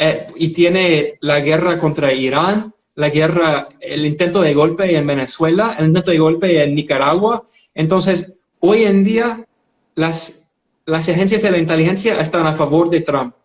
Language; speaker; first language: Spanish; non-native, fluent; English